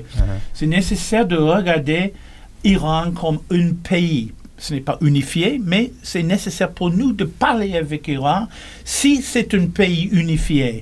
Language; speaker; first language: French; non-native, learner; English